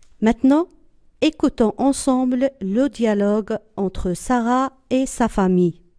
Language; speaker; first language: French; non-native, local second language; Arabic